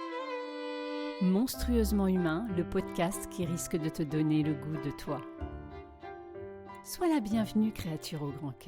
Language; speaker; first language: French; native; French